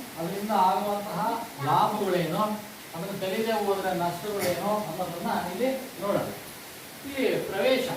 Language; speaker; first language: Kannada; non-native, local second language; Lambadi